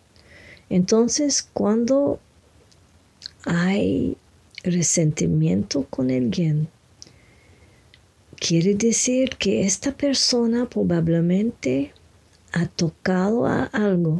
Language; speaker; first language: Spanish; non-native, fluent; French